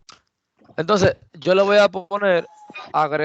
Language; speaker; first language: Spanish; native; Spanish